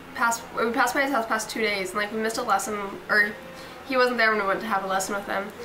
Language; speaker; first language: English; native; English